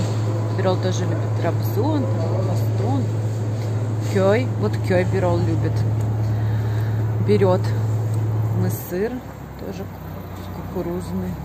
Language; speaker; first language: Russian; native; Russian